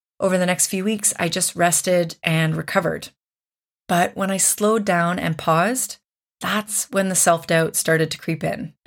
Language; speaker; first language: English; native; English